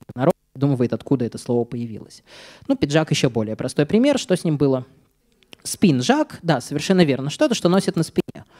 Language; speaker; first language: Russian; native; Russian